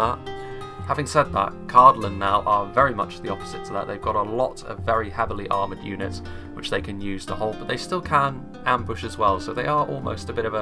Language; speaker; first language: English; native; English